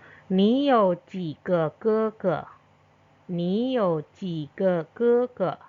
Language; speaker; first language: Chinese; non-native, fluent; Indonesian